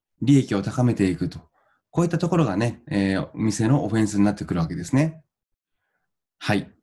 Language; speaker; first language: Japanese; native; Japanese